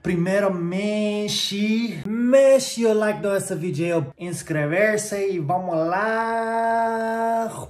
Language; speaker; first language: Portuguese; non-native, learner; English